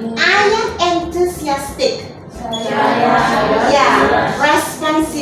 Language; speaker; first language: English; non-native, fluent; Javanese